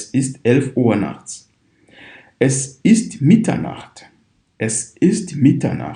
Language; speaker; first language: German; non-native, fluent; Kinyarwanda